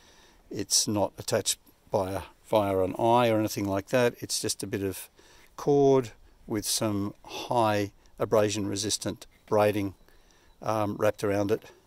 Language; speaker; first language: English; native; English